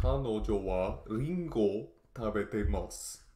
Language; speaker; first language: Japanese; non-native, learner; English